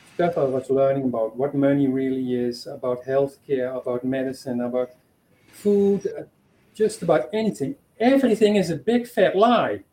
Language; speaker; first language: English; non-native, fluent; Dutch